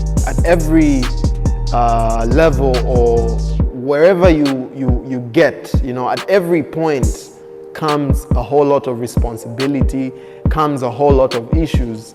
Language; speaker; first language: English; non-native, local second language; Bemba